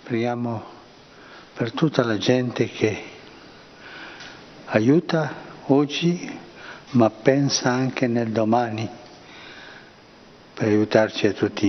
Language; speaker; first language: Italian; non-native, fluent; Spanish